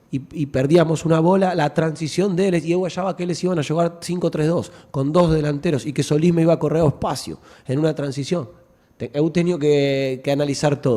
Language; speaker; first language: Portuguese; non-native, fluent; Spanish